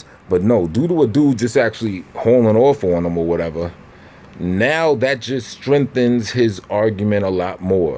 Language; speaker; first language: English; native; English